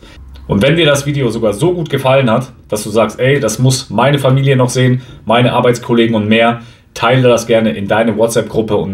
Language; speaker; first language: German; native; German